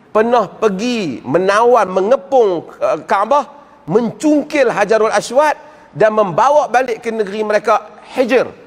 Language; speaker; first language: Malay; native; Malay